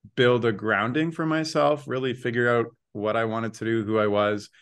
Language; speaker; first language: English; native; English